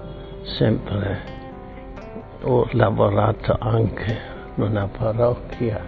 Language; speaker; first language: Italian; non-native, fluent; German